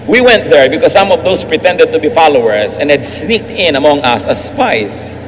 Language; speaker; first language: English; non-native, local second language; Filipino